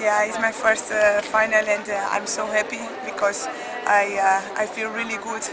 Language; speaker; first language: English; non-native, learner; Portuguese